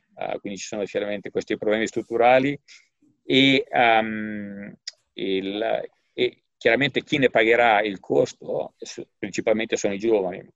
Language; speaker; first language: Italian; native; Italian